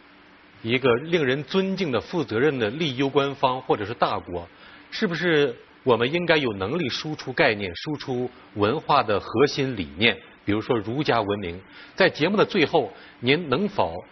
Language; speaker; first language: Chinese; native; Chinese